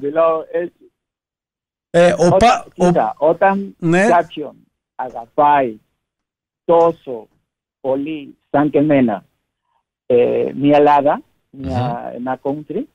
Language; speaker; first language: Greek; non-native, learner; Spanish